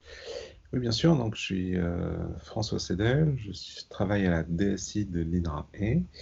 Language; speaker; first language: French; native; French